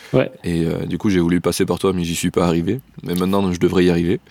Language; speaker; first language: French; native; French